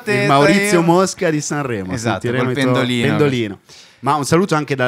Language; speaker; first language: Italian; native; Italian